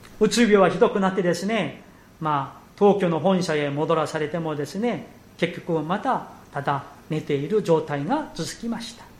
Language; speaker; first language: Japanese; non-native, fluent; Korean